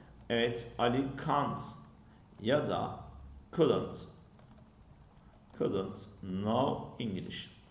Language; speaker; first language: English; non-native, fluent; Turkish